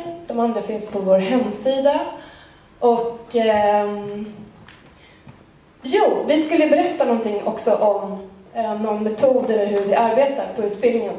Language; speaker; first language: Swedish; native; Swedish